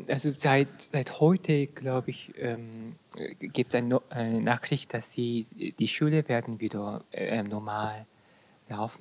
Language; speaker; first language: German; non-native, fluent; Korean